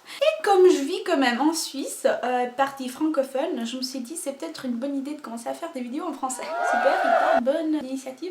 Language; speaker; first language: French; non-native, fluent; Portuguese